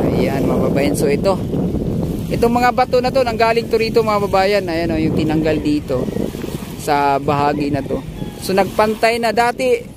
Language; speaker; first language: Filipino; non-native, local second language; Cebuano